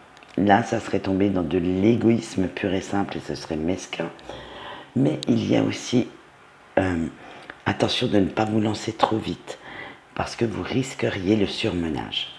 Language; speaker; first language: French; native; French